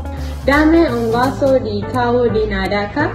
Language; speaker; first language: Spanish; non-native, learner; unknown